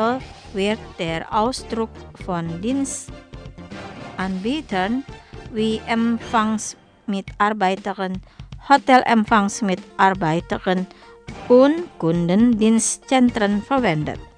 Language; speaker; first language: German; non-native, fluent; Indonesian